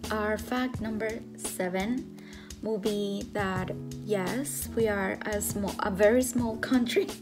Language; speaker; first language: English; non-native, fluent; Spanish